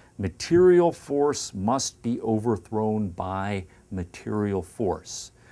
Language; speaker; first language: English; native; English